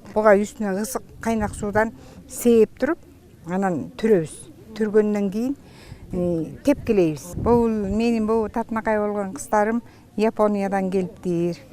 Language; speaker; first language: Kyrgyz; native; Kyrgyz